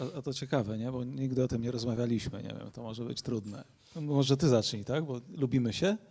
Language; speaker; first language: Polish; native; Polish